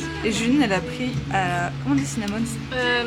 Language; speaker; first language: French; native; French